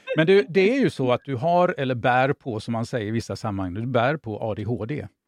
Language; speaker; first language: Swedish; native; Swedish